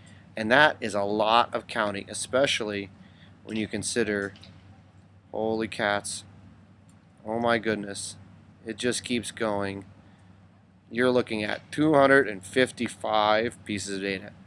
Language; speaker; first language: English; native; English